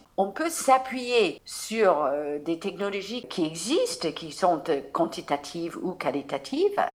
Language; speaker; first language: French; non-native, fluent; English